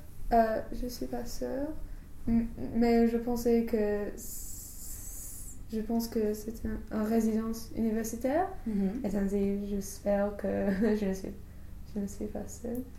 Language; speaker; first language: French; non-native, learner; English